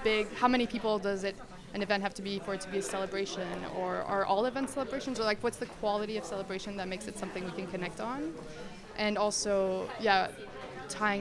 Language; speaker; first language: English; non-native, fluent; Spanish